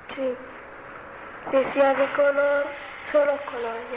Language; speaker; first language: Spanish; non-native, learner; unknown